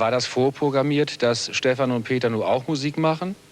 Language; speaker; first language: German; native; German